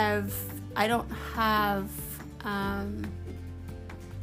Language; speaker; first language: English; non-native, fluent; Amharic